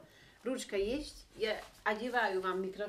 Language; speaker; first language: Russian; non-native, fluent; Dutch